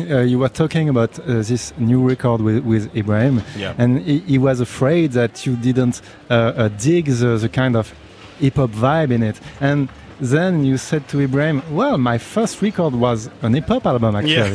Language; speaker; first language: English; non-native, fluent; French